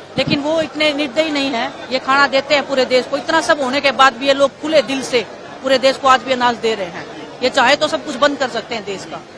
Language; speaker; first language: Hindi; native; Hindi